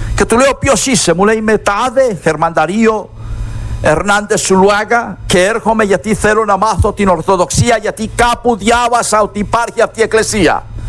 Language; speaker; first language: Greek; non-native, fluent; Spanish